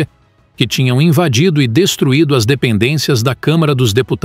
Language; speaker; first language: Portuguese; native; Portuguese